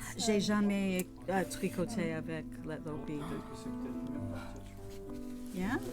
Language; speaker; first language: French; non-native, learner; English